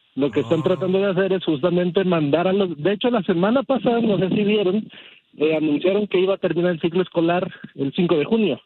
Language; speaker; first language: Spanish; early bilingual, heritage; Spanish